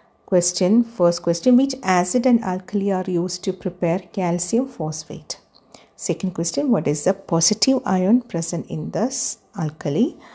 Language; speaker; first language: English; non-native, local second language; Malayalam